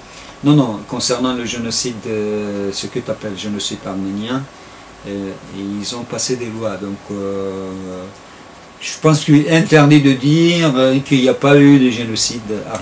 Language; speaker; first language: French; non-native, fluent; Turkish